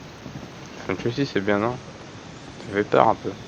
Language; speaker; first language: French; native; French